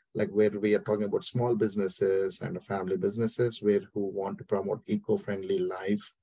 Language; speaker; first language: English; non-native, local second language; Telugu